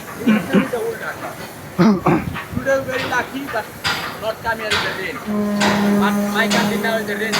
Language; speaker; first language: English; non-native, learner; Bangla